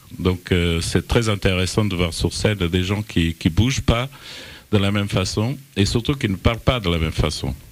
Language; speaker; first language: French; non-native, fluent; Portuguese